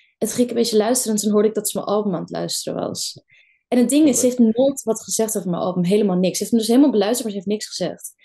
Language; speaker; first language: Dutch; early bilingual, other home language; Kurdish